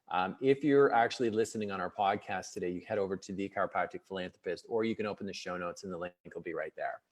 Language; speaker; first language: English; native; English